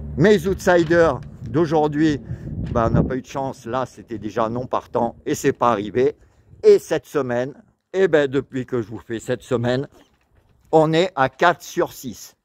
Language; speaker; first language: French; native; French